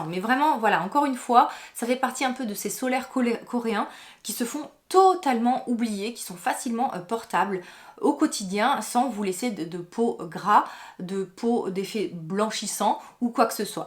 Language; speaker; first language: French; native; French